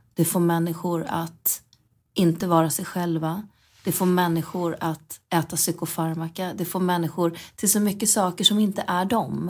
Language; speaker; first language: Swedish; native; Swedish